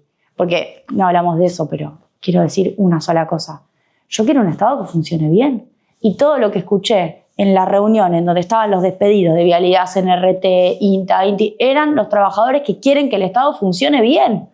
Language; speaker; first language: Spanish; native; Spanish